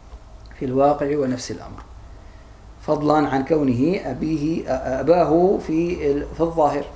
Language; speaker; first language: Arabic; native; Arabic